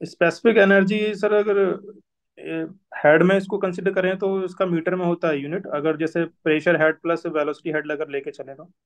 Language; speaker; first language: Hindi; native; Hindi